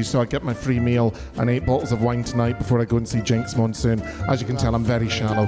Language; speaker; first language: English; native; English